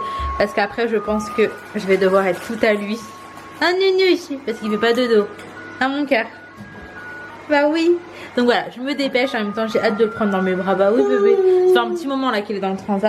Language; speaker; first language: French; native; French